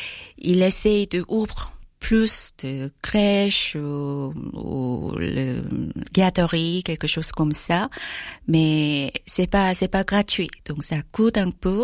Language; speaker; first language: French; non-native, learner; Korean